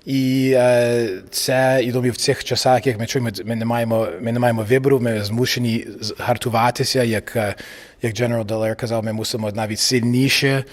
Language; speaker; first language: Ukrainian; early bilingual, heritage; English